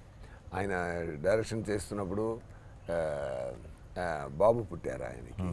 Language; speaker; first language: Telugu; non-native, fluent; Tamil